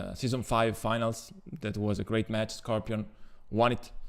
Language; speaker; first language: English; non-native, fluent; Italian